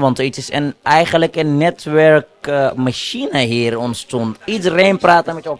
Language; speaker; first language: Dutch; non-native, fluent; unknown